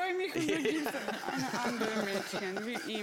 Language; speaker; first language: German; non-native, learner; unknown